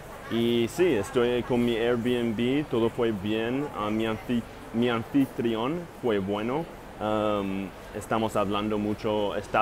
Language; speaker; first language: Spanish; non-native, fluent; English